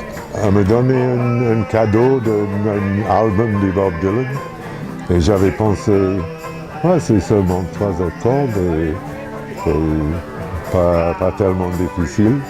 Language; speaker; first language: French; non-native, fluent; English